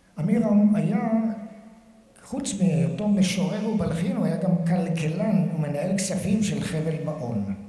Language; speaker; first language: Hebrew; native; Hebrew